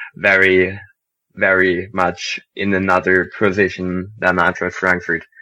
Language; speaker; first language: English; non-native, fluent; German